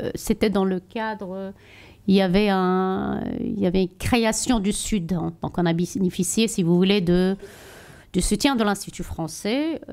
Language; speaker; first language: French; non-native, local second language; Tachelhit